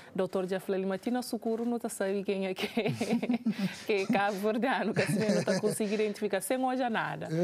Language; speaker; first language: Portuguese; non-native, local second language; Kabuverdianu